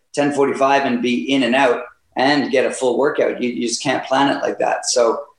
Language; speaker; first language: English; native; English